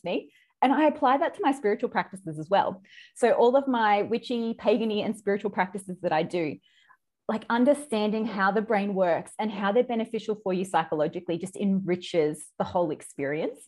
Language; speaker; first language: English; native; English